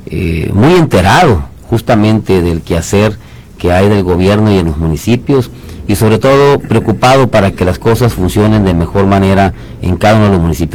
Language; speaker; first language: Spanish; native; Spanish